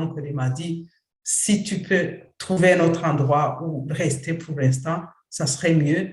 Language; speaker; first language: French; non-native, local second language; Kinyarwanda